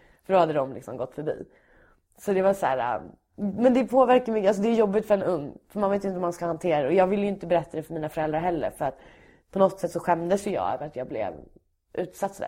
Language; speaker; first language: Swedish; native; Swedish